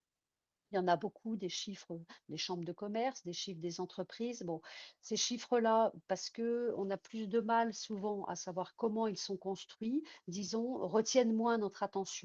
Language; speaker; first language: French; native; French